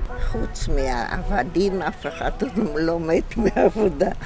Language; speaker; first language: Hebrew; non-native, fluent; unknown